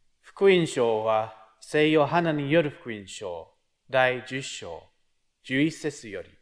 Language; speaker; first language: Japanese; non-native, fluent; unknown